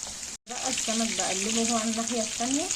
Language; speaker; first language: Arabic; native; Arabic